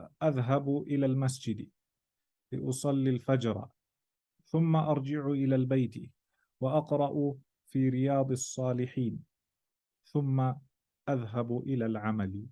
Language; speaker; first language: Arabic; non-native, fluent; English